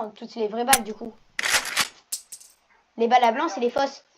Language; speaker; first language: French; native; French